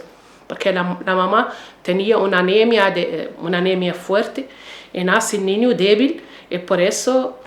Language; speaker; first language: Spanish; non-native, fluent; Arabic